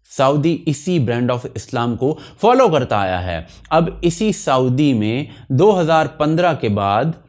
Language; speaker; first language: Hindi; native; Hindi